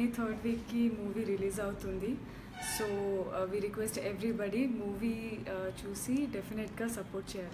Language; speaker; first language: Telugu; non-native, learner; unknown